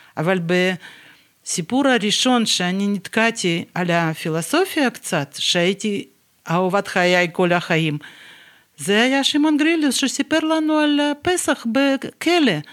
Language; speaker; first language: Hebrew; non-native, fluent; Russian